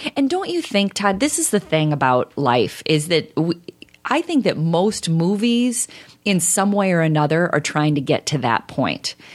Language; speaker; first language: English; native; English